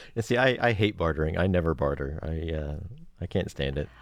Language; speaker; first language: English; native; English